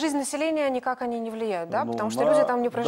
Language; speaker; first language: Russian; native; Russian